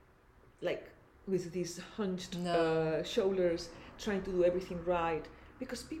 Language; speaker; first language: English; non-native, fluent; Spanish